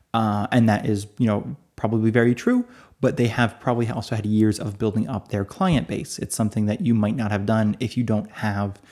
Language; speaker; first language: English; native; English